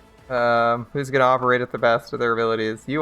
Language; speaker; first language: English; native; English